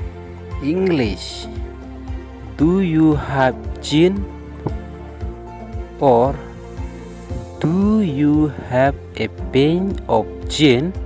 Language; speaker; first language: English; non-native, learner; Khasi